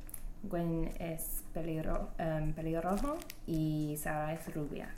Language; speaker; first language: Spanish; non-native, learner; English